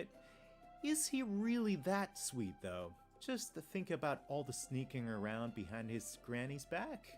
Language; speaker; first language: English; native; English